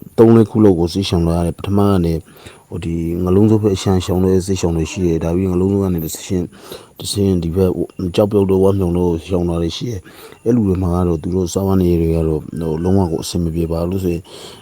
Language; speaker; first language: Burmese; native; Burmese